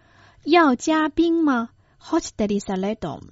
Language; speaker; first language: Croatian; non-native, fluent; Chinese